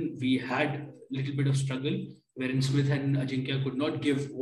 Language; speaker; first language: English; non-native, local second language; Hindi